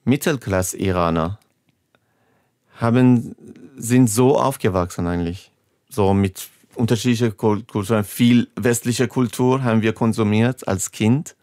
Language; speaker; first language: German; non-native, fluent; Persian